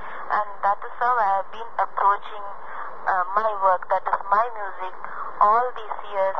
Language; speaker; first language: English; non-native, local second language; Tamil